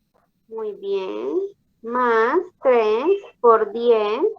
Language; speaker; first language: Spanish; native; Spanish